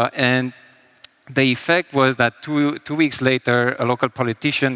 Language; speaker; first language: English; non-native, fluent; Romanian